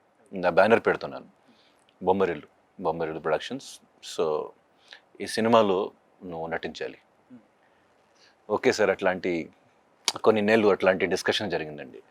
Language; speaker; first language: Telugu; non-native, local second language; Hindi